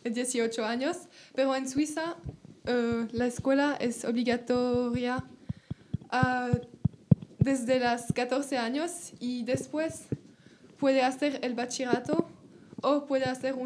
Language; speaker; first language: Spanish; non-native, learner; French